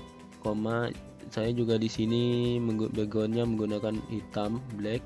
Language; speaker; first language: Indonesian; native; Indonesian